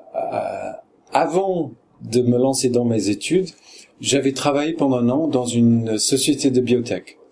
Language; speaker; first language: French; non-native, fluent; English